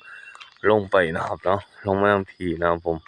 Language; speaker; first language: Thai; non-native, local second language; Northeastern Thai